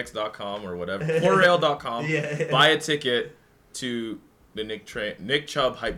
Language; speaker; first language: English; native; English